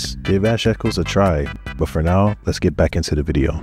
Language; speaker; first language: English; native; English